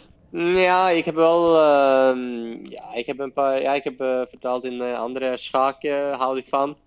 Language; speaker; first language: Dutch; non-native, fluent; Norwegian